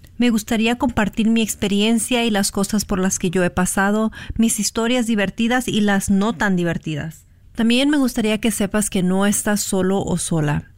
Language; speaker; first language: Spanish; early bilingual, heritage; Spanish